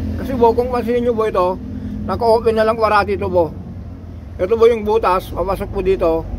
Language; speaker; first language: Filipino; native; Filipino